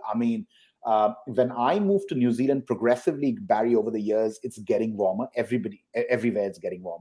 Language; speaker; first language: English; non-native, local second language; Hindi